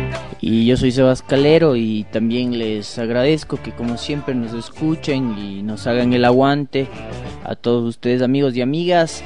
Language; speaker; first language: Spanish; native; Spanish